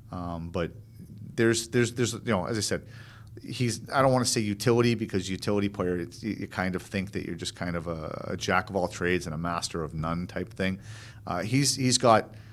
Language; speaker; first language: English; native; English